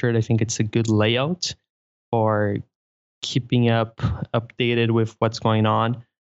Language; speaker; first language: English; non-native, fluent; Portuguese